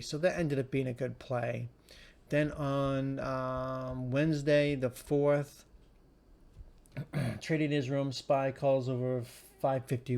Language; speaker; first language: English; native; English